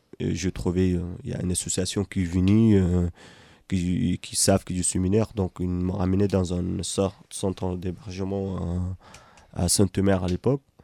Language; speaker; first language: French; non-native, fluent; Arabic